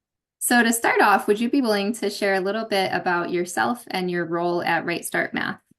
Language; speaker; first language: English; native; English